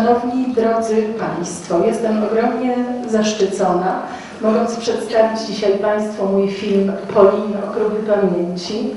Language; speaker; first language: Polish; native; Polish